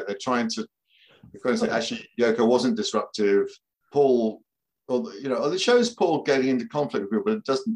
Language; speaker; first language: English; native; English